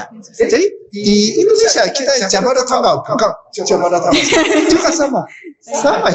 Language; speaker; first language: Indonesian; non-native, learner; Japanese